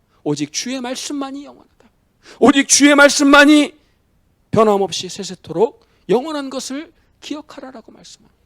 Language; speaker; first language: Korean; native; Korean